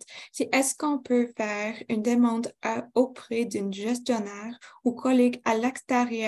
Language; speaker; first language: French; non-native, local second language; English